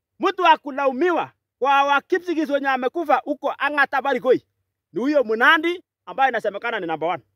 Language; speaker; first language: Swahili; non-native, local second language; Kalenjin